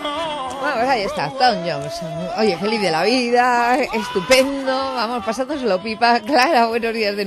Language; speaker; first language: Spanish; native; Spanish